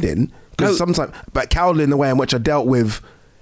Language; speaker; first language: English; native; English